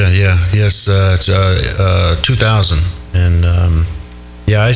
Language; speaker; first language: English; native; English